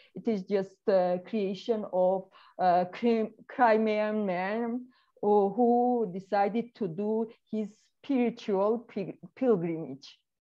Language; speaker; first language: English; non-native, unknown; Armenian